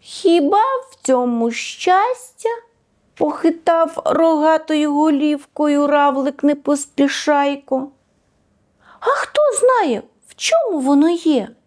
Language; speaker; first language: Ukrainian; native; Ukrainian